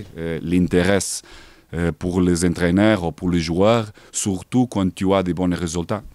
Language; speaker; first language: French; non-native, learner; Portuguese